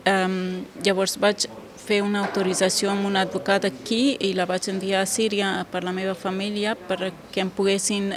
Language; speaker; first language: Catalan; non-native, fluent; Kurdish